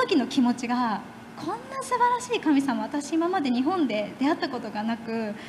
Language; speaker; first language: Japanese; native; Japanese